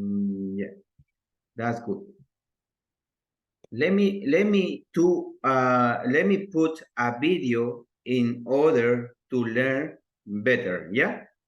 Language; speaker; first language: English; non-native, learner; Spanish